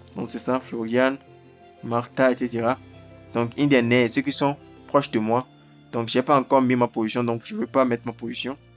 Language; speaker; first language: French; non-native, local second language; Ewe